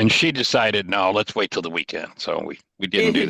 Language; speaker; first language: English; native; English